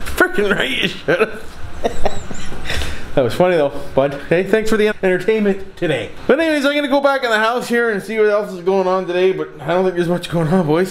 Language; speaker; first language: English; native; English